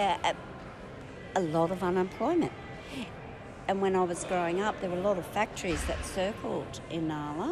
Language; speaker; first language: English; native; English